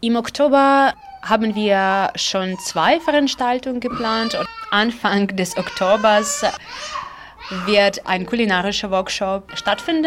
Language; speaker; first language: German; non-native, learner; Ukrainian